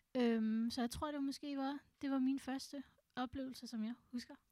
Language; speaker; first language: Danish; early bilingual, other home language; Urdu